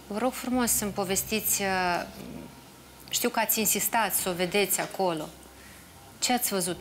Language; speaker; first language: Romanian; native; Romanian